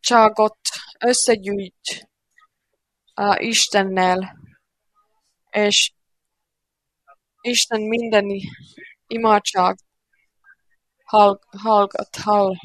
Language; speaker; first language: Hungarian; non-native, learner; Finnish